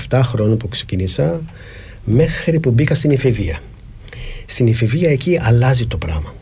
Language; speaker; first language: Greek; non-native, fluent; Arabic